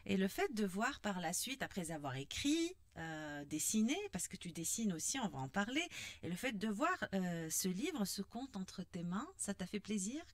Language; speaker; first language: French; non-native, local second language; Arabic